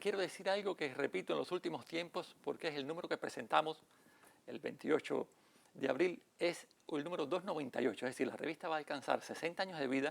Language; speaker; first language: Spanish; native; Spanish